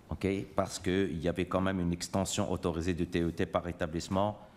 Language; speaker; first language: French; native; French